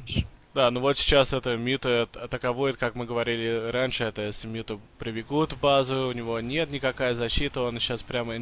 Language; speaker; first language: Russian; early bilingual, heritage; Russian